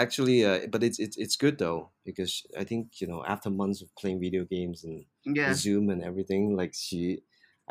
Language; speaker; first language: English; non-native, local second language; Cantonese